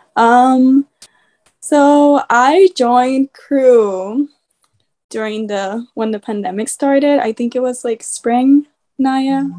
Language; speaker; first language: English; early bilingual, other home language; Spanish